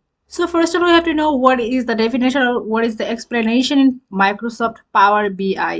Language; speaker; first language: English; non-native, fluent; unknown